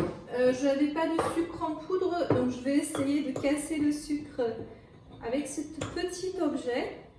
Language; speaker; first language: French; non-native, fluent; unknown